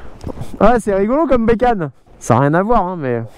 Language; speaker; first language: French; native; French